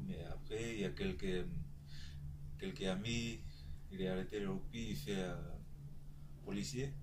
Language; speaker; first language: French; non-native, learner; Tongan